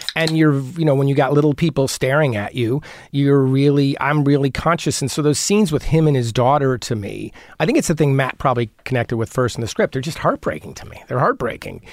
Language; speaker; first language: English; native; English